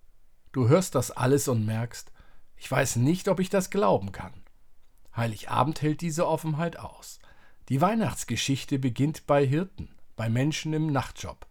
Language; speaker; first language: German; native; German